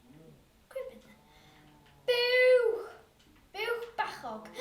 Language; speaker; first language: Welsh; non-native, local second language; English